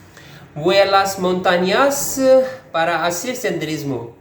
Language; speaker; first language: Spanish; non-native, learner; Urdu